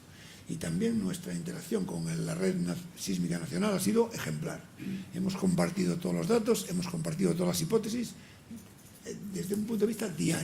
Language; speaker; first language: Spanish; native; Spanish